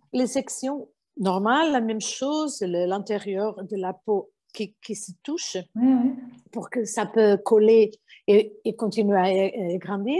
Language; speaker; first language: French; non-native, fluent; Portuguese